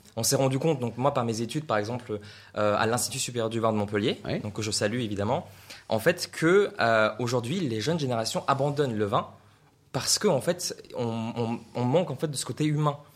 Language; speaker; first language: French; non-native, fluent; Russian